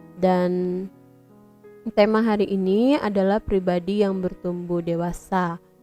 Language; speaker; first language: Indonesian; native; Indonesian